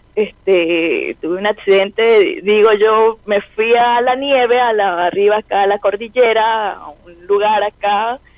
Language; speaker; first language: Spanish; native; Spanish